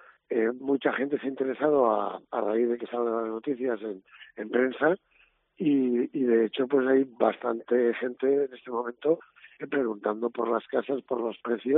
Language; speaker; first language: Spanish; native; Spanish